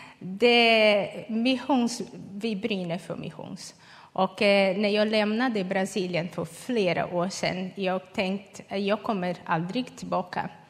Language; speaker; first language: Swedish; non-native, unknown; Portuguese